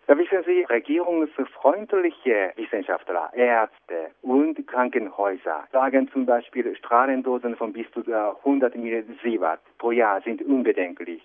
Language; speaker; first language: German; non-native, fluent; Japanese